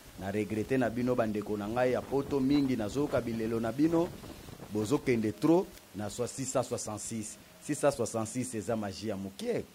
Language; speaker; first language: Lingala; non-native, local second language; Kongo